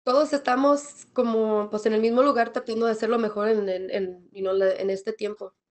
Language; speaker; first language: Spanish; early bilingual, other home language; English